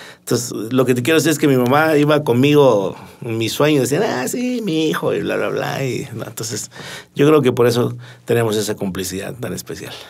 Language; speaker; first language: Spanish; native; Spanish